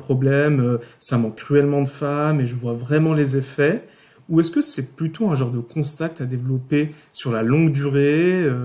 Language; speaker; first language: French; native; French